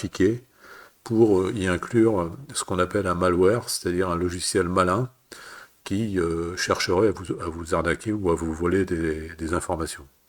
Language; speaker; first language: French; native; French